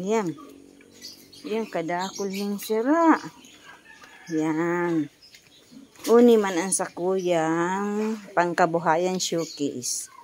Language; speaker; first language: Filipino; non-native, local second language; Bikol